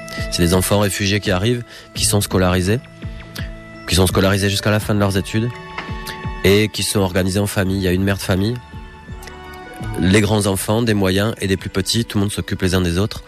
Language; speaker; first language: French; native; French